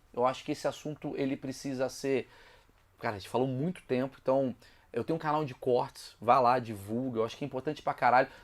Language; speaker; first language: Portuguese; native; Portuguese